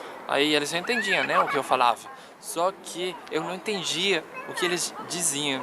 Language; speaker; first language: Portuguese; non-native, fluent; Spanish